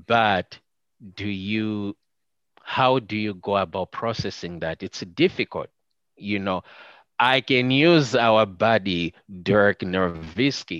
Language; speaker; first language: English; non-native, local second language; Nyanja